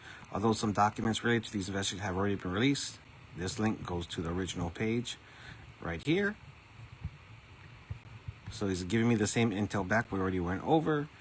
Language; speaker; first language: English; native; English